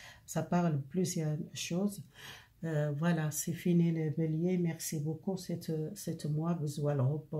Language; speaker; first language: French; non-native, learner; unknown